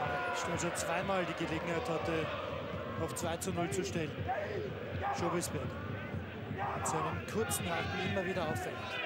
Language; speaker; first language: German; native; German